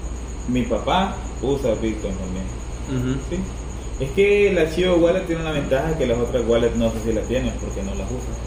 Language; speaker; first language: Spanish; native; Spanish